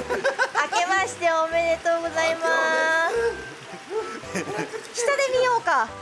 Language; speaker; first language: Japanese; native; Japanese